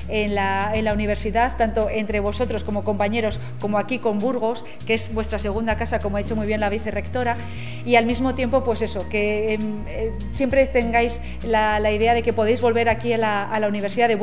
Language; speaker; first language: Spanish; native; Spanish